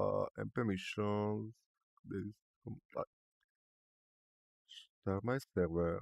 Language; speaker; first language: English; non-native, learner; Slovak